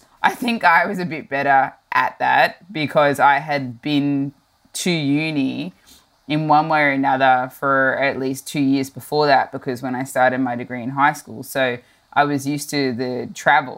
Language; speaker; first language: English; native; English